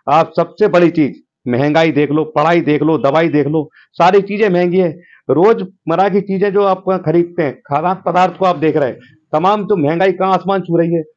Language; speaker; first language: Hindi; native; Hindi